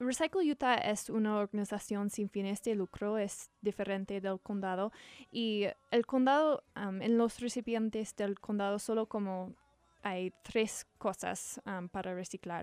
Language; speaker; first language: Spanish; non-native, learner; English